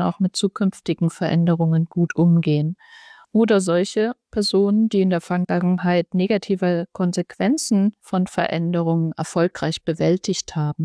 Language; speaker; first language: German; native; German